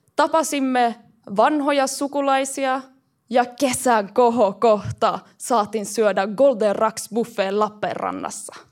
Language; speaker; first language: Finnish; early bilingual, heritage; Finnish